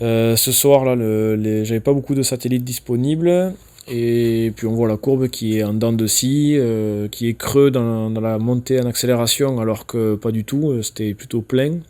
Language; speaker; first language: French; native; French